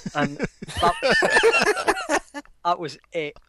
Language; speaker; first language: English; native; English